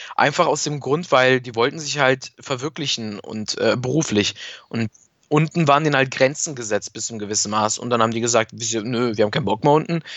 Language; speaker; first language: German; native; German